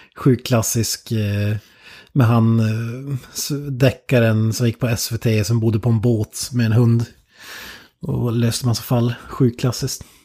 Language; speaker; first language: Swedish; native; Swedish